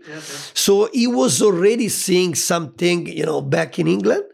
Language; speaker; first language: English; non-native, fluent; Italian